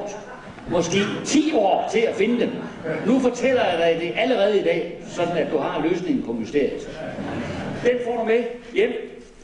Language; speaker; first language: Danish; native; Danish